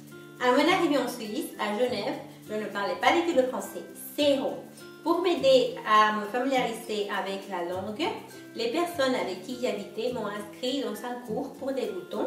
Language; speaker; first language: French; non-native, fluent; Spanish